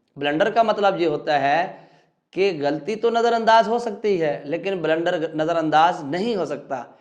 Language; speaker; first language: Urdu; non-native, local second language; Punjabi